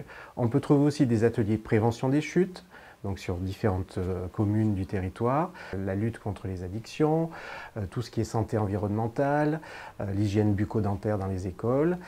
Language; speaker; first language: French; native; French